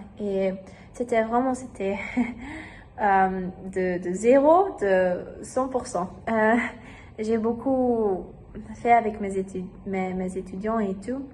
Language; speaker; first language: French; non-native, learner; German